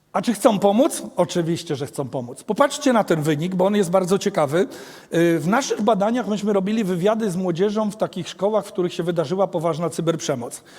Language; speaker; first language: Polish; native; Polish